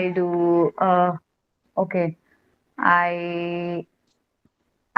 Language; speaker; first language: English; non-native, learner; Hindi